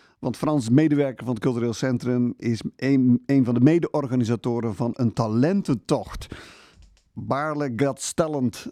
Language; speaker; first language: Dutch; native; Dutch